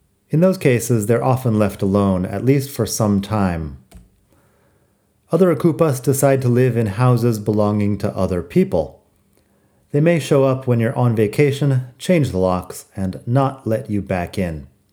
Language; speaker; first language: English; native; English